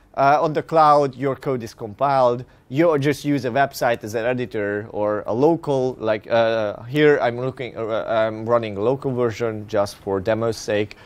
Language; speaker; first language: English; non-native, fluent; Hungarian